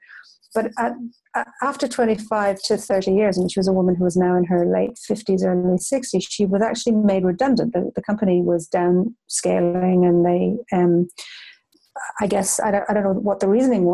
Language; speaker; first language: English; native; English